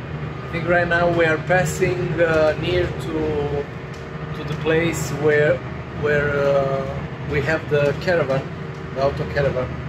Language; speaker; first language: English; non-native, fluent; Romanian